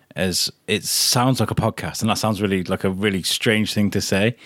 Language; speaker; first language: English; native; English